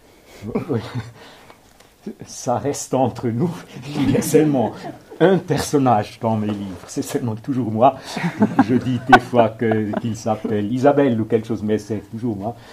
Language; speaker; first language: French; non-native, local second language; German